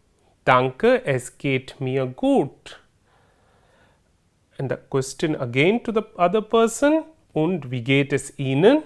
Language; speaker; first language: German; non-native, fluent; Hindi